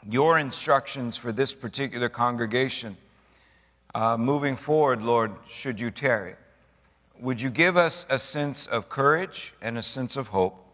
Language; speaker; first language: English; native; English